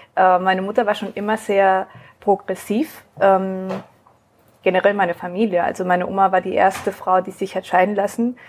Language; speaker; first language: German; early bilingual, other home language; Spanish